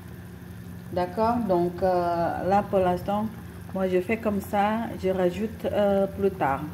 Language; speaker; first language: French; non-native, fluent; Indonesian